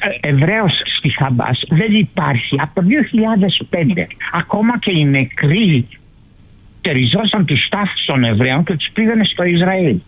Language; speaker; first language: Greek; early bilingual, heritage; Greek